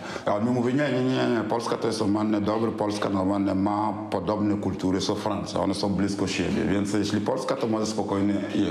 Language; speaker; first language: Polish; non-native, fluent; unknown